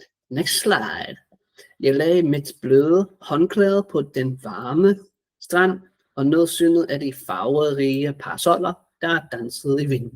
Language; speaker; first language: Danish; native; Danish